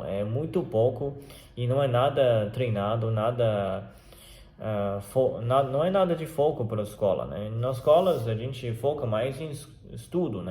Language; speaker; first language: Portuguese; non-native, learner; Chinese